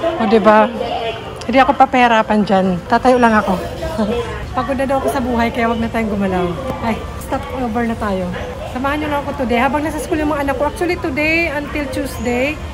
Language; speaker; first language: Filipino; native; Filipino